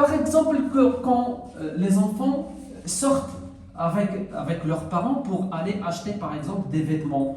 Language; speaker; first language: French; non-native, local second language; Arabic